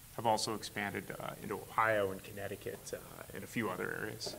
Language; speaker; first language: English; native; English